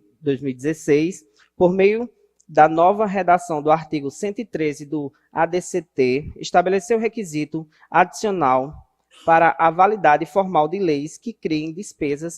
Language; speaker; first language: Portuguese; native; Portuguese